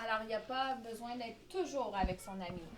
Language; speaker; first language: French; native; French